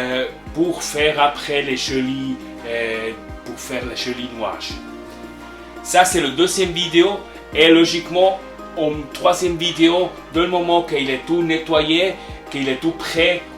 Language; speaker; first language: French; non-native, learner; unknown